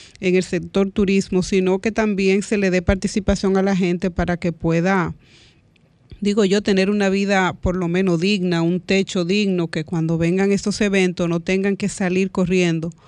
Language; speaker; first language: Spanish; native; Spanish